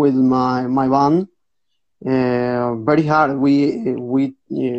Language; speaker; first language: English; non-native, fluent; Spanish